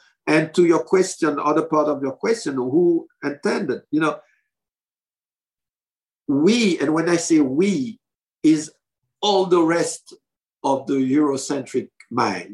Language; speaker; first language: English; non-native, fluent; French